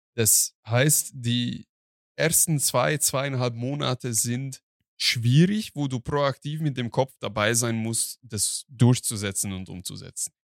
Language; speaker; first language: German; non-native, fluent; Hungarian